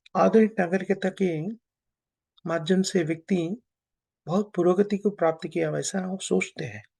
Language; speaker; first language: Hindi; non-native, local second language; Telugu